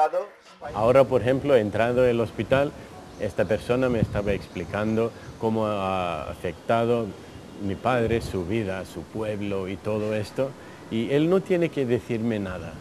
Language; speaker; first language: Spanish; early bilingual, heritage; Spanish